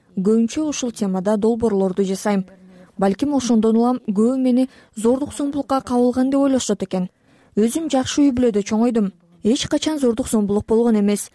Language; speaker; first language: Kyrgyz; non-native, local second language; Russian